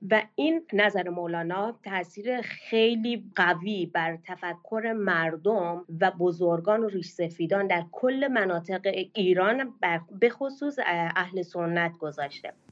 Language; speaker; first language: Persian; non-native, local second language; Baluchi